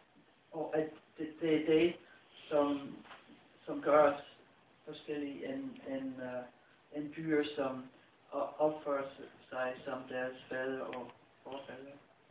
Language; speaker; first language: Danish; non-native, fluent; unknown